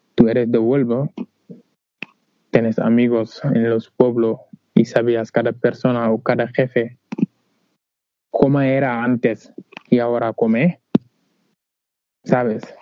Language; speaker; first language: Spanish; non-native, learner; Wolof